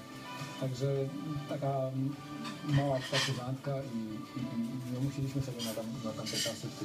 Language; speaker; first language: Polish; native; Polish